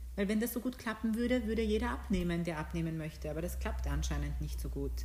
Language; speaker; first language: German; early bilingual, other home language; Bosnian